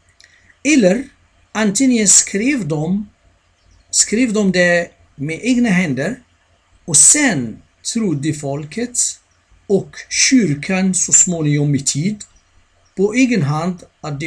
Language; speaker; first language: Swedish; non-native, fluent; Arabic